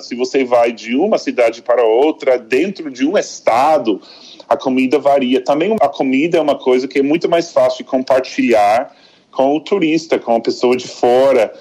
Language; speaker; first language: Portuguese; non-native, fluent; English